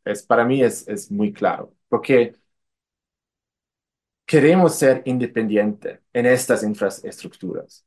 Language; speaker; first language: Spanish; non-native, fluent; German